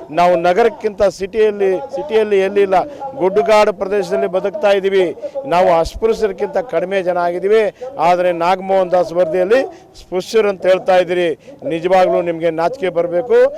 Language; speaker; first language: Kannada; non-native, local second language; Lambadi